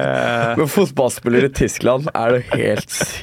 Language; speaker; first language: Norwegian; early bilingual, other home language; Turkish